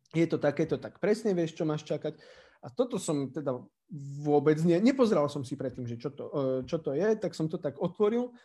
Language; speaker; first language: Slovak; native; Slovak